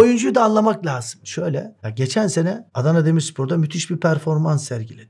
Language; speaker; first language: Turkish; native; Turkish